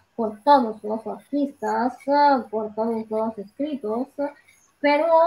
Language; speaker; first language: Spanish; non-native, learner; Italian